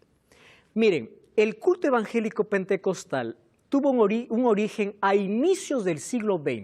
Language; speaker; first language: Spanish; native; Spanish